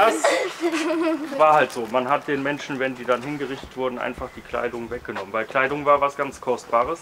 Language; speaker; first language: German; native; German